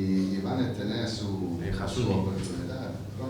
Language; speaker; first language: Spanish; non-native, fluent; English